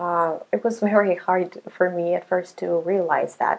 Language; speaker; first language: English; non-native, fluent; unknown